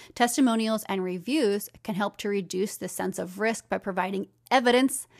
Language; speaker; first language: English; native; English